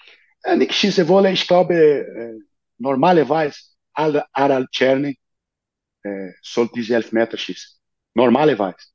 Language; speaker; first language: German; non-native, learner; Portuguese